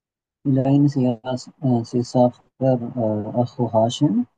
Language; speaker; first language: Arabic; non-native, learner; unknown